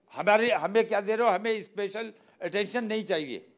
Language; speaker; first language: Hindi; native; Hindi